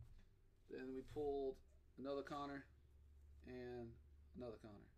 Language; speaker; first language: English; native; English